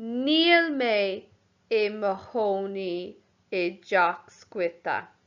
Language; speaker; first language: Irish; non-native, local second language; English